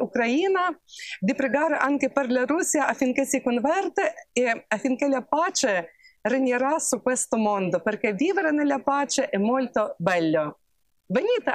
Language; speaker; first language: Italian; non-native, fluent; Ukrainian